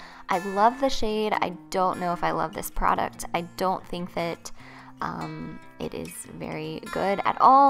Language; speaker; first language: English; native; English